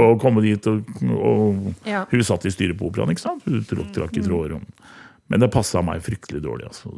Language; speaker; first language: Norwegian; native; Norwegian